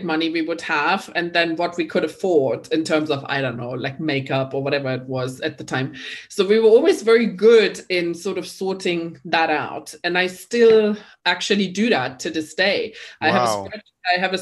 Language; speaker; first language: English; non-native, fluent; German